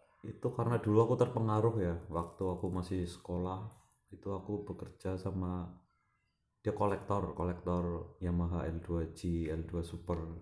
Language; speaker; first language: Indonesian; non-native, local second language; Javanese